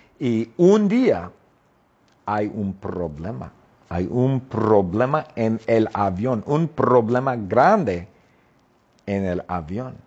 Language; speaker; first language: Spanish; non-native, fluent; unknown